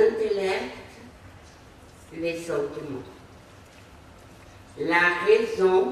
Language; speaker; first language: French; non-native, fluent; Portuguese